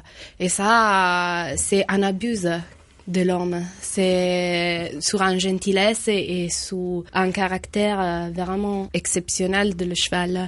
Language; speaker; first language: French; non-native, fluent; Italian